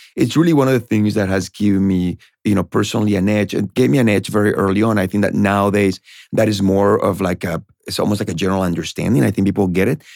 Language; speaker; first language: English; non-native, fluent; Spanish